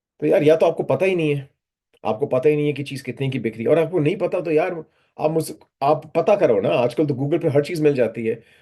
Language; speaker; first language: Urdu; native; Urdu